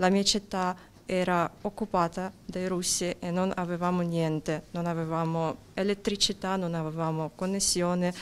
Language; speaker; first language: Italian; non-native, fluent; Ukrainian